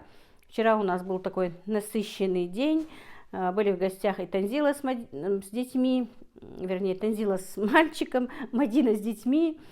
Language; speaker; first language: Russian; non-native, local second language; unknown